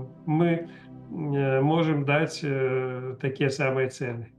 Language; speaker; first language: Polish; non-native, learner; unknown